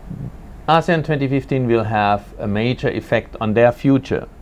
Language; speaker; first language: English; non-native, fluent; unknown